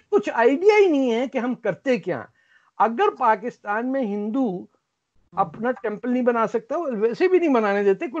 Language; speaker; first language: Urdu; native; Urdu